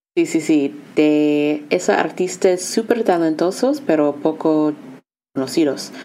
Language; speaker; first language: Spanish; non-native, learner; English